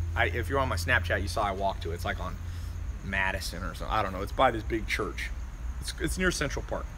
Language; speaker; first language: English; native; English